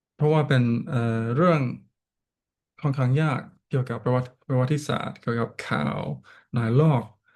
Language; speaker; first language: Thai; non-native, learner; English